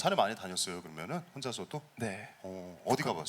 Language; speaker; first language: Korean; native; Korean